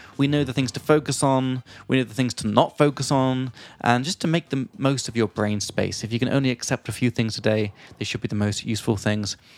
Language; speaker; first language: English; native; English